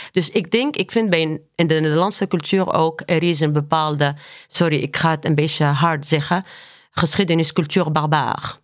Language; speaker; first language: Dutch; non-native, fluent; Arabic